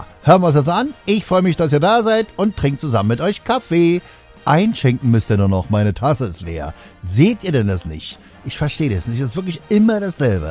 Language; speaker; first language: German; native; German